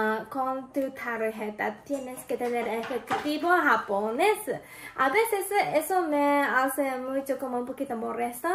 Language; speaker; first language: Spanish; non-native, learner; Japanese